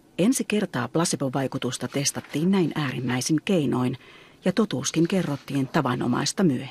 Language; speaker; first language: Finnish; native; Finnish